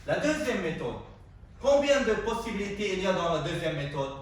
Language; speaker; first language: French; non-native, local second language; Arabic